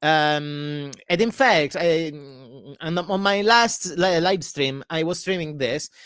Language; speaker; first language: English; non-native, fluent; Italian